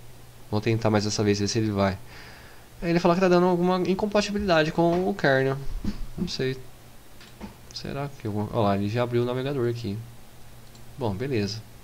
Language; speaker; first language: Portuguese; native; Portuguese